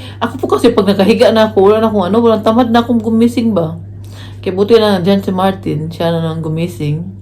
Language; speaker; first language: Filipino; non-native, local second language; Cebuano